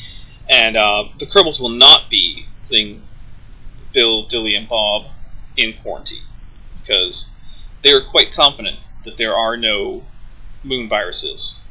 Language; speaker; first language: English; native; English